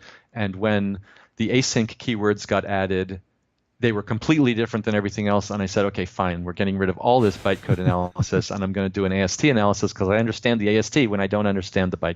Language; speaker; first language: English; native; English